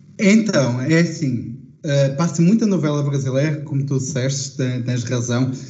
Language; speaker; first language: Portuguese; native; Portuguese